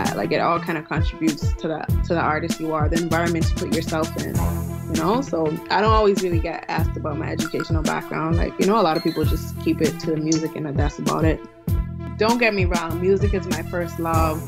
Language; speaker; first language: English; native; English